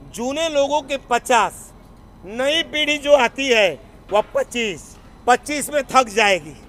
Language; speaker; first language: Hindi; non-native, local second language; Gujarati